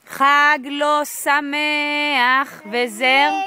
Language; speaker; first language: Hebrew; native; Hebrew